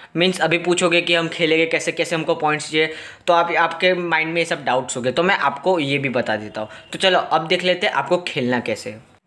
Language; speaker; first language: Hindi; non-native, local second language; Gujarati